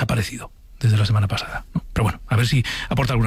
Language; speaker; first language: Spanish; native; Spanish